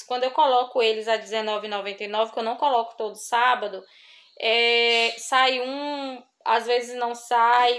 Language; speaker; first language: Portuguese; native; Portuguese